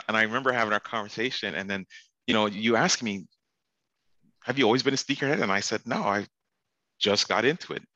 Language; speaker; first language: English; native; English